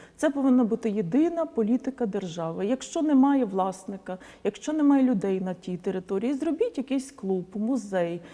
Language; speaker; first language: Ukrainian; non-native, local second language; Polish